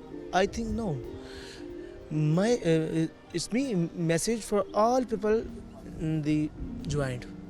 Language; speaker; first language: English; non-native, learner; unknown